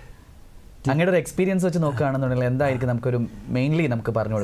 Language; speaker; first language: Malayalam; native; Malayalam